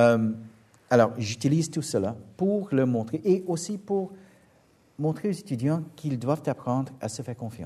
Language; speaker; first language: French; non-native, fluent; English